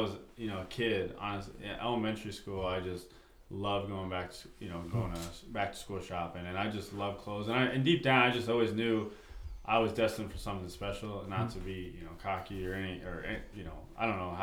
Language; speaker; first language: English; native; English